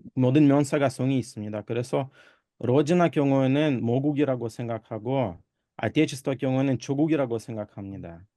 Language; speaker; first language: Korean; non-native, fluent; Russian